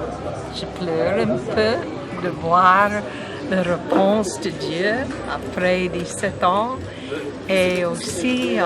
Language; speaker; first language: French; non-native, learner; English